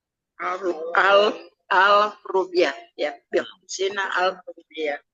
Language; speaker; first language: Arabic; non-native, learner; Indonesian